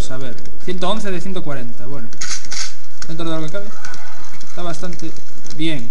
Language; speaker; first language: Spanish; native; Spanish